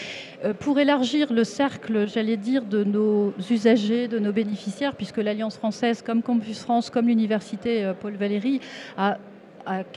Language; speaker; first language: French; native; French